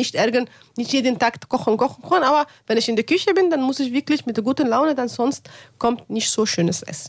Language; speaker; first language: German; non-native, learner; Arabic